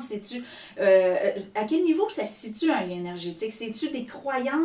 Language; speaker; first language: French; native; French